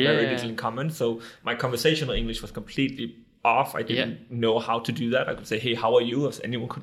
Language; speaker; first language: English; non-native, fluent; Danish